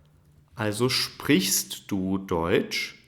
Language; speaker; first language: German; non-native, fluent; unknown